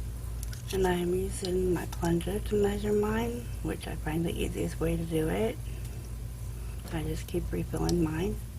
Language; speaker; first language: English; native; English